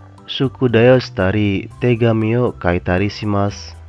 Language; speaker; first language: Japanese; non-native, fluent; Indonesian